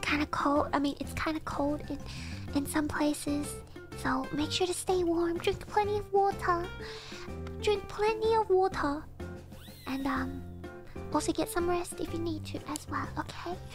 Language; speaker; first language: English; native; English